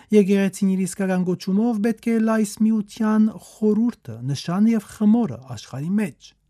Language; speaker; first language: Armenian; native; Armenian